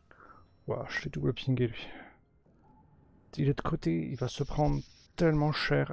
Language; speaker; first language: French; native; French